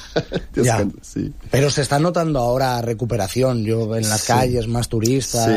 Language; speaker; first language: Spanish; native; Spanish